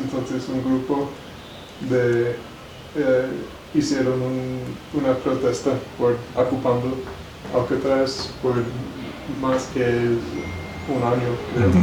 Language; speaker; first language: Spanish; non-native, learner; English